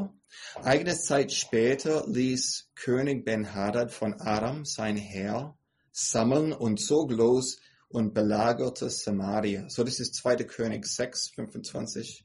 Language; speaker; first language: German; non-native, fluent; English